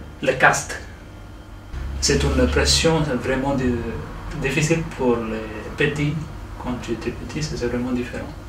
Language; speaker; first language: French; non-native, learner; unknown